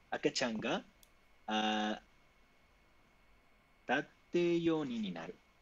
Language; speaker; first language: Japanese; non-native, learner; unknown